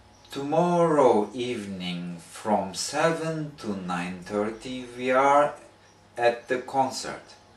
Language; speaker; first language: English; non-native, fluent; Turkish